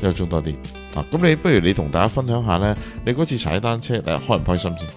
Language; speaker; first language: Cantonese; native; Cantonese